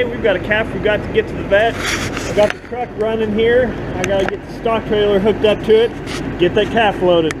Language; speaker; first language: English; native; English